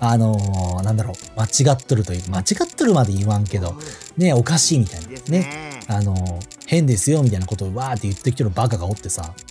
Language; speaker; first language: Japanese; native; Japanese